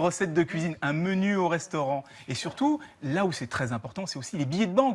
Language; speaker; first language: French; native; French